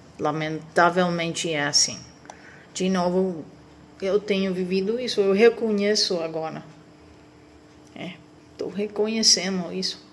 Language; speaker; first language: Portuguese; non-native, fluent; Spanish